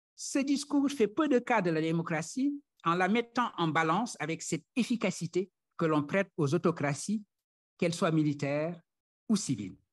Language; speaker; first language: French; non-native, local second language; Wolof